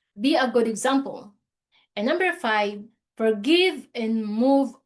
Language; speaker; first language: English; non-native, local second language; Filipino